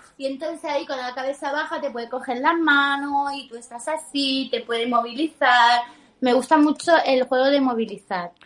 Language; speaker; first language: Spanish; non-native, fluent; Italian